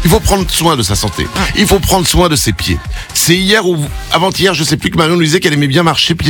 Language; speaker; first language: French; native; French